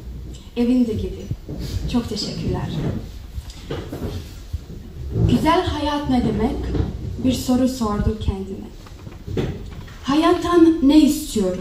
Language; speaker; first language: Turkish; non-native, learner; Bosnian